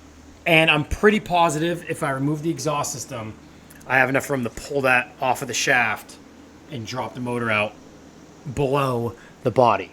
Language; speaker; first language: English; native; English